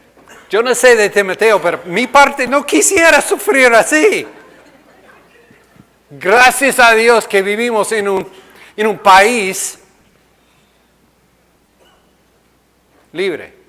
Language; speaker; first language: Spanish; non-native, fluent; English